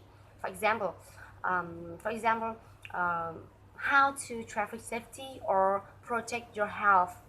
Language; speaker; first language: English; non-native, learner; Vietnamese